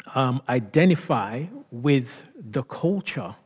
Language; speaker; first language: English; non-native, local second language; Yoruba